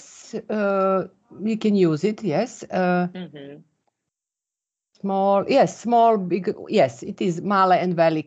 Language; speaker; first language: English; non-native, fluent; Serbian